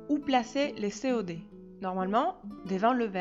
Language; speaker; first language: French; non-native, fluent; Spanish